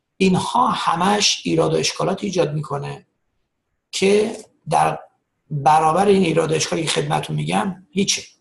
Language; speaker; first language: Persian; native; Persian